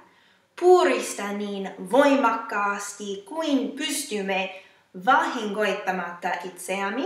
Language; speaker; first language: Finnish; non-native, fluent; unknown